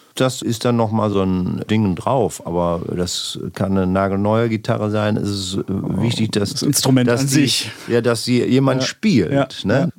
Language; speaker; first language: German; native; German